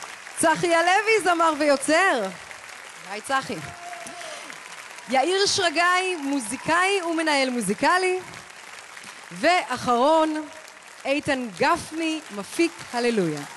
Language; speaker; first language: Hebrew; native; Hebrew